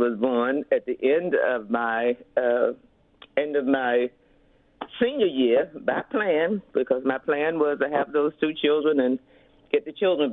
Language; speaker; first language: English; native; English